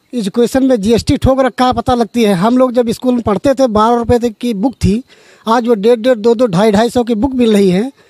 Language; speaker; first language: Hindi; native; Hindi